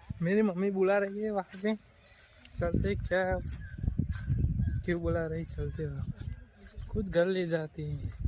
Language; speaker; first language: Hindi; non-native, local second language; Gujarati